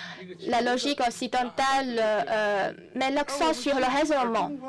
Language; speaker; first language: French; non-native, fluent; Chinese